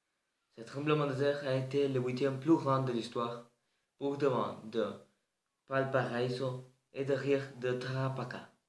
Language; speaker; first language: French; non-native, learner; Spanish